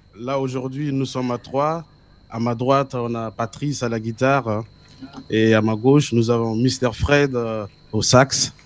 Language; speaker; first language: French; non-native, local second language; Mossi